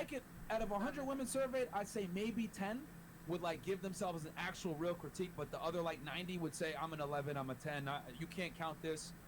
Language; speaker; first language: English; native; English